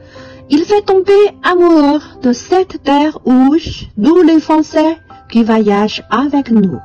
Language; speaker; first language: French; non-native, fluent; Chinese